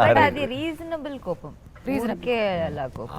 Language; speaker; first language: Telugu; non-native, learner; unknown